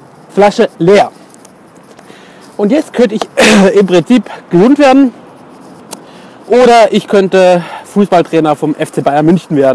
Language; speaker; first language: German; native; German